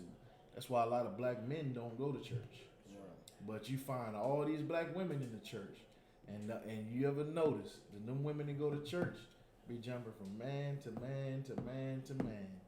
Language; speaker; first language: English; native; English